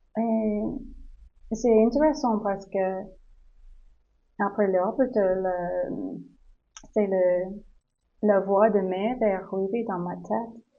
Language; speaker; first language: French; non-native, learner; English